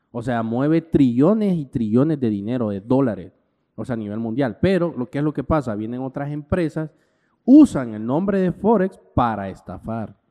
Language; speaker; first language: Spanish; native; Spanish